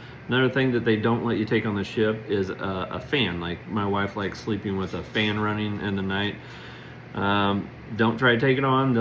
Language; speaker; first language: English; native; English